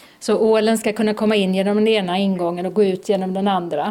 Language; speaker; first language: Swedish; native; Swedish